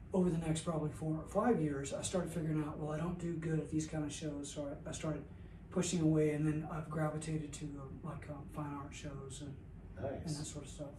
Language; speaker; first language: English; native; English